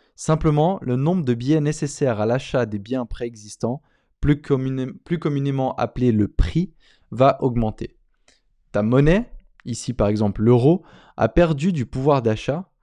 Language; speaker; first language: French; native; French